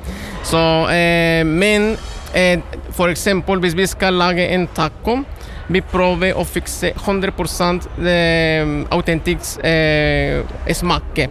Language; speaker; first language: Norwegian; non-native, learner; Spanish